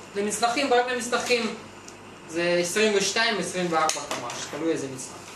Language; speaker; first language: Hebrew; non-native, fluent; Russian